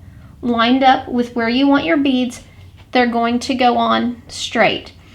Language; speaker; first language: English; native; English